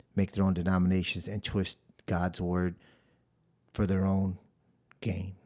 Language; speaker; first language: English; native; English